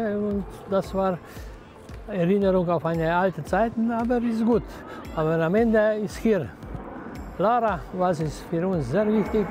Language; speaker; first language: German; non-native, learner; Slovenian